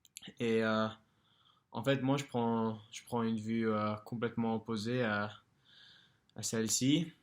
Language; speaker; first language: French; non-native, fluent; English